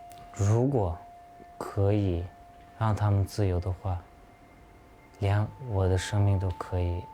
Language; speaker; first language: Chinese; non-native, local second language; Uyghur